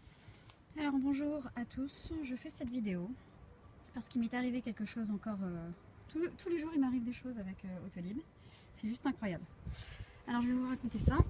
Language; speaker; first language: French; native; French